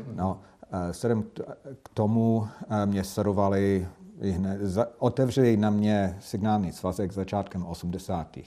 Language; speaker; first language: Czech; non-native, fluent; English